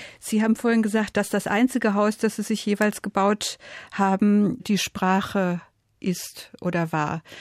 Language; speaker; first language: German; native; German